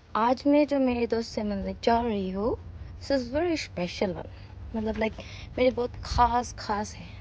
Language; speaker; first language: Hindi; non-native, local second language; Assamese